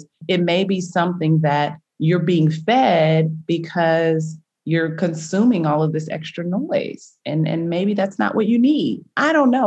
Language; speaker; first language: English; native; English